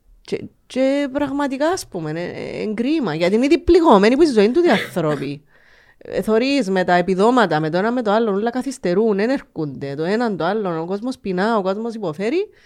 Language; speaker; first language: Greek; native; Greek